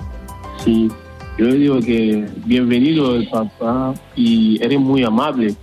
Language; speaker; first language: Spanish; non-native, learner; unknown